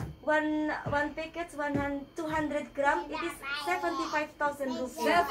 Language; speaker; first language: English; non-native, learner; Indonesian